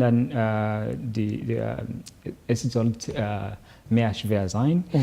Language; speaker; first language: German; non-native, learner; Kinyarwanda